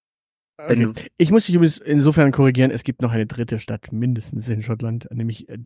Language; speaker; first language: German; native; German